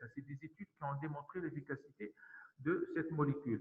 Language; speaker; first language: French; non-native, local second language; Arabic